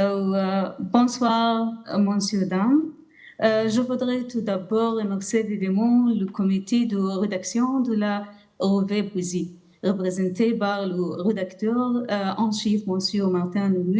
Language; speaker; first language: French; non-native, learner; Arabic